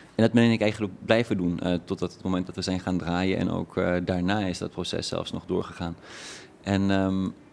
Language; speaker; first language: Dutch; early bilingual, other home language; Persian